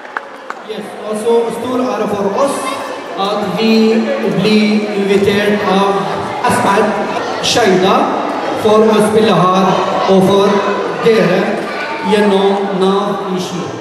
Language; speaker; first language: Norwegian; non-native, learner; Arabic